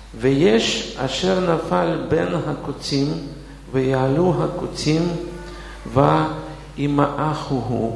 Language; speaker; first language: Hebrew; non-native, fluent; Russian